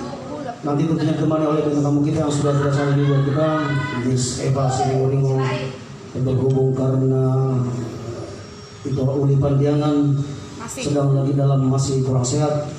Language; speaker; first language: Indonesian; native; Indonesian